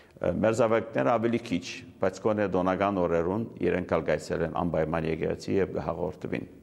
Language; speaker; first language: Armenian; early bilingual, heritage; Armenian